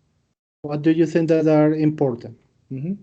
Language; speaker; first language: English; non-native, fluent; Spanish